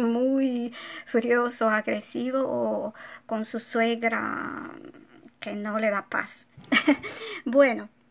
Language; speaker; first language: Spanish; non-native, fluent; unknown